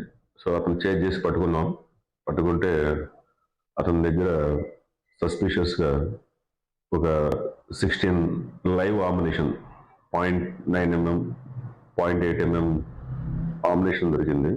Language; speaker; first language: Telugu; native; Telugu